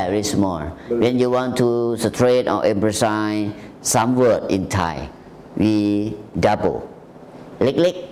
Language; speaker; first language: English; non-native, learner; Thai